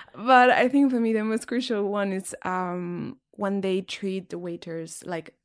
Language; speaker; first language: English; non-native, fluent; Spanish